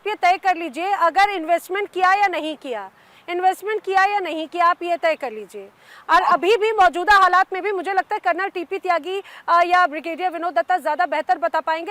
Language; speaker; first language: Hindi; native; Hindi